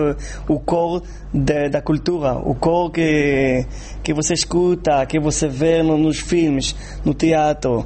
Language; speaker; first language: Portuguese; non-native, fluent; Hebrew